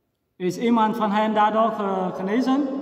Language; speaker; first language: Dutch; non-native, fluent; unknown